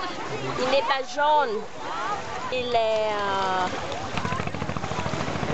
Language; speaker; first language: French; non-native, learner; Vietnamese